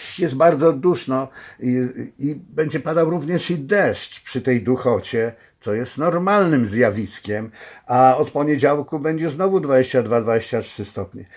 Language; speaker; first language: Polish; native; Polish